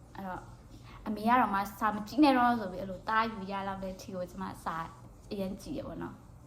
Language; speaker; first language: Burmese; non-native, local second language; Kachin